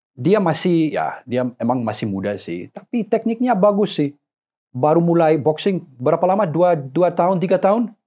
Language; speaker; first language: Indonesian; non-native, fluent; English